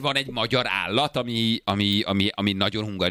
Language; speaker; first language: Hungarian; native; Hungarian